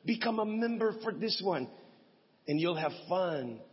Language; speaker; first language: English; non-native, local second language; Filipino